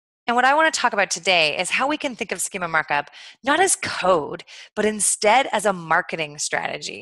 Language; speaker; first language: English; native; English